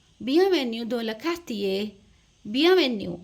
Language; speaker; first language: French; non-native, fluent; Hindi